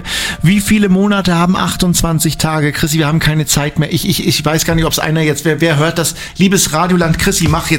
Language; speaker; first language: German; native; German